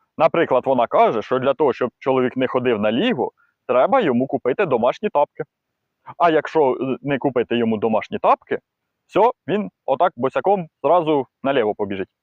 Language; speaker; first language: Ukrainian; non-native, local second language; Russian